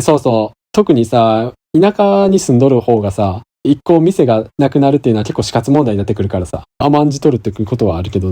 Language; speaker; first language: Japanese; native; Japanese